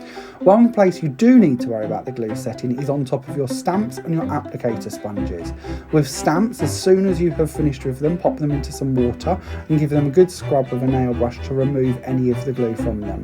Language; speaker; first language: English; native; English